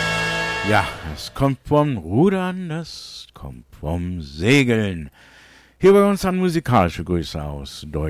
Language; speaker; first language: German; early bilingual, heritage; English